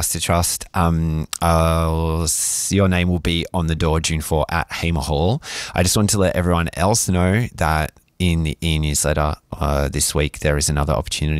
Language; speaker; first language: English; native; English